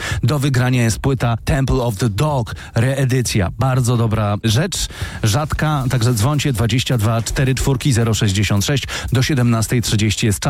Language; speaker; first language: Polish; native; Polish